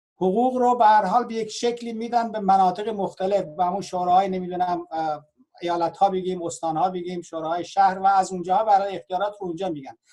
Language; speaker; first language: Persian; non-native, local second language; Baluchi